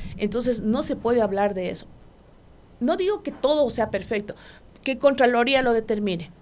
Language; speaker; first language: Spanish; non-native, local second language; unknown